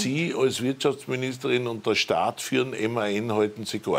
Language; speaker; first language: German; native; German